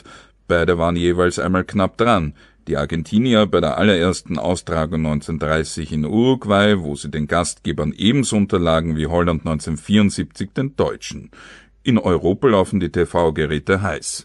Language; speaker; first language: German; native; German